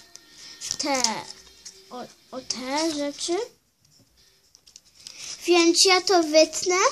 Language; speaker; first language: Polish; early bilingual, heritage; Polish